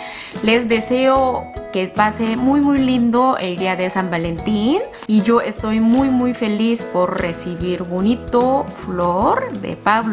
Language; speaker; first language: Spanish; non-native, learner; Korean